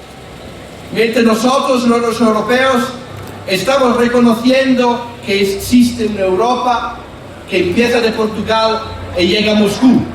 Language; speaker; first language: Spanish; non-native, fluent; Italian